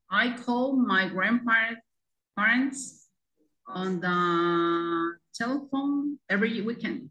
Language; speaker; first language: English; non-native, learner; Spanish